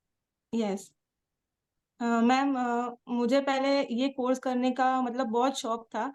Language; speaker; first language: Hindi; native; Hindi